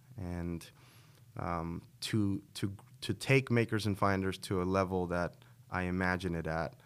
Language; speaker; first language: English; native; English